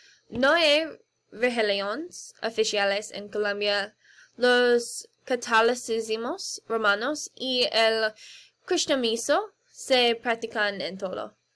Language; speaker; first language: Spanish; non-native, learner; English